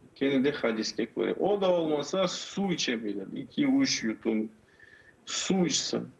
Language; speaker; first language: Turkish; non-native, fluent; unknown